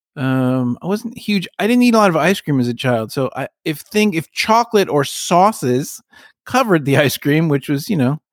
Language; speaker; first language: English; native; English